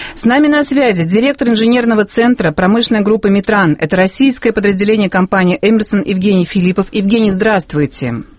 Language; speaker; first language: Russian; native; Russian